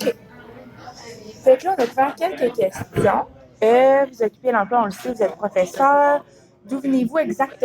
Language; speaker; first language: French; native; French